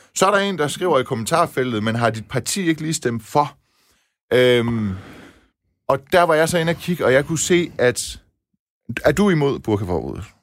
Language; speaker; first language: Danish; early bilingual, other home language; Persian